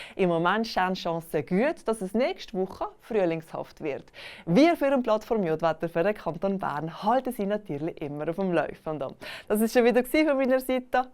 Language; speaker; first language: German; native; German